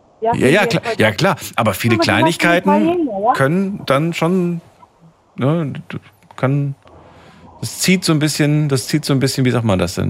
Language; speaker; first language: German; native; German